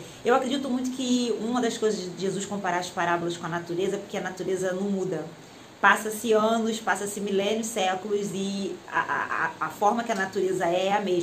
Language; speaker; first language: Portuguese; native; Portuguese